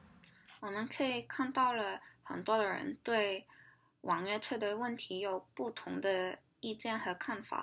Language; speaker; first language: Chinese; non-native, learner; English